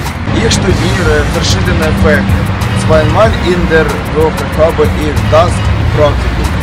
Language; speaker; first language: German; non-native, learner; Russian